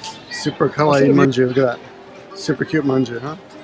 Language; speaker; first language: English; native; English